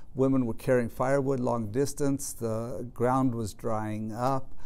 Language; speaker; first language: English; native; English